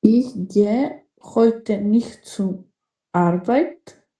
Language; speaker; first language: German; non-native, learner; Macedonian